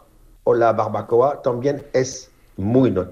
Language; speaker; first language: Spanish; non-native, learner; French